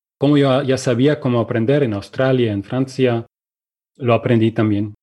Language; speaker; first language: Spanish; non-native, fluent; Russian